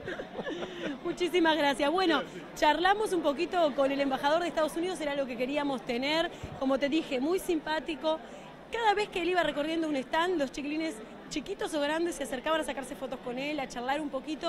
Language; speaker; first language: Spanish; native; Spanish